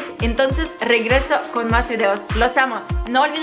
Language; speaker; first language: Spanish; non-native, fluent; Ukrainian